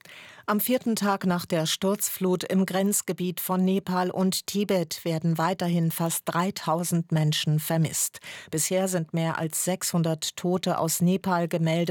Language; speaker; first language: German; native; German